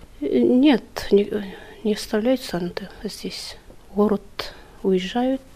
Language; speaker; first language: Russian; non-native, local second language; Bashkir